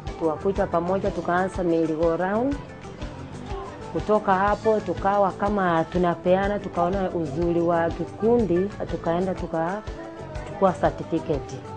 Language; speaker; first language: Swahili; non-native, local second language; Gusii